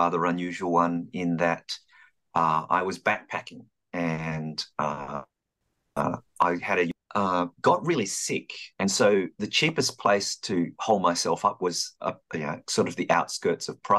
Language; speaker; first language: English; native; English